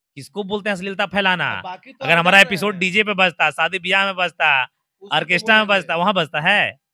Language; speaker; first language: Hindi; native; Hindi